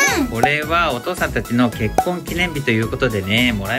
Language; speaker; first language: Japanese; native; Japanese